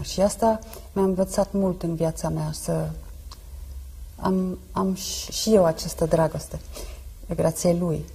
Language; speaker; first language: Romanian; non-native, fluent; French